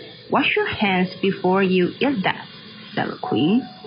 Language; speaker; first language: English; non-native, fluent; Chinese